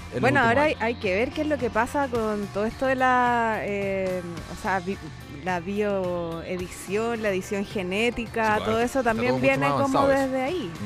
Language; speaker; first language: Spanish; native; Spanish